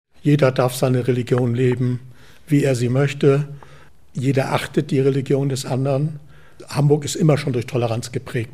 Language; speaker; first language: German; native; German